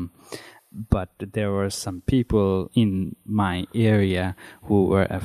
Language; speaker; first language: English; non-native, fluent; Nepali